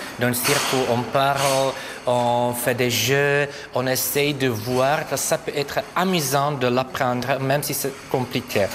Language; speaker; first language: French; non-native, fluent; Czech